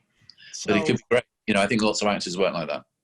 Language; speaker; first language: English; native; English